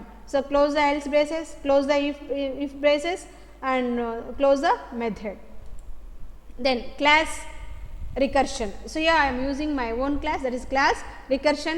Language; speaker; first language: English; non-native, local second language; Telugu